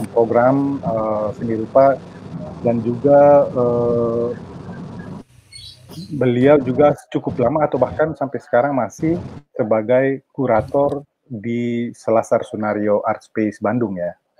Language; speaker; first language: Indonesian; native; Indonesian